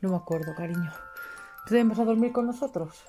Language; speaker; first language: Spanish; native; Spanish